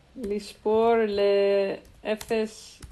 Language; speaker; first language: Hebrew; non-native, learner; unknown